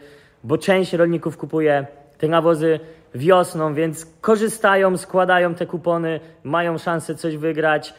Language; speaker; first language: Polish; native; Polish